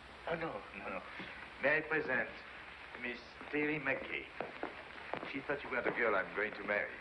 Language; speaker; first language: English; non-native, fluent; French